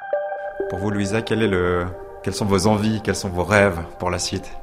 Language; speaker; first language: French; native; French